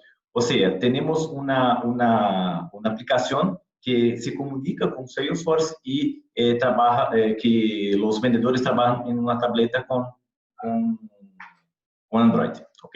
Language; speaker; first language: Spanish; non-native, fluent; Portuguese